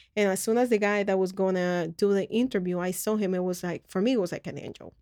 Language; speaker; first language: English; early bilingual, other home language; Spanish